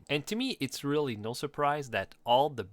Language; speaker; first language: English; non-native, fluent; French